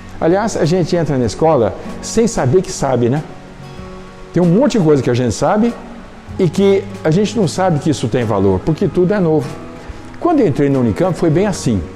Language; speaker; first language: Portuguese; native; Portuguese